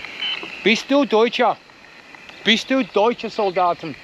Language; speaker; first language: German; non-native, learner; English